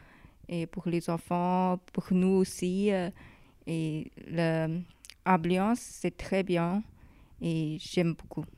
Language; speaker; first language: French; non-native, fluent; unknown